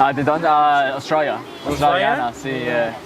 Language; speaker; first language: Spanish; non-native, learner; English